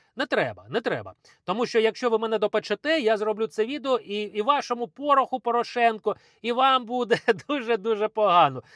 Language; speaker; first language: Ukrainian; native; Ukrainian